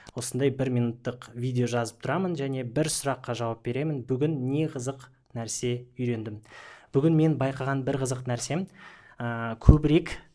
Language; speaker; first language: Kazakh; non-native, local second language; Russian